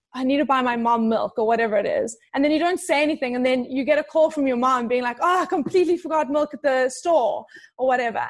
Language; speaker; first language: English; native; English